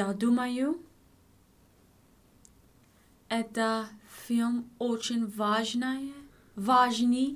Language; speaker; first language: Russian; non-native, learner; English